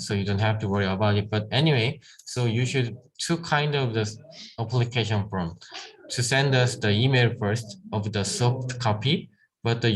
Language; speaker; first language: English; non-native, learner; Korean